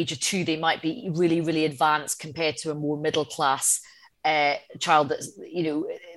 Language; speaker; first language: English; native; English